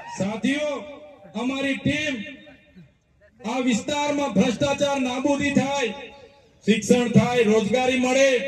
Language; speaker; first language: Gujarati; non-native, local second language; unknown